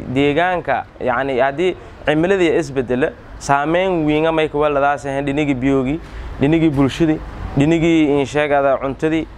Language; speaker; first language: Somali; non-native, local second language; Maay